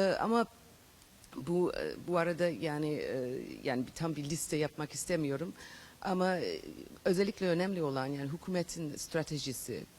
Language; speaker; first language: Turkish; non-native, fluent; English